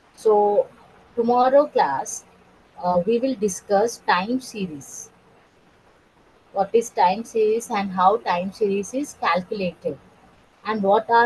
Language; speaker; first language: English; non-native, local second language; Telugu